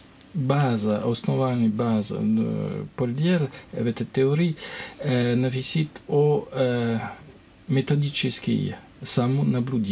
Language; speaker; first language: Russian; non-native, learner; French